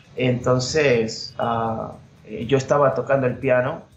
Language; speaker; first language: Spanish; native; Spanish